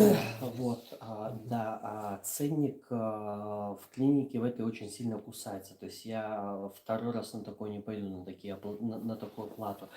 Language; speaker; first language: Russian; native; Russian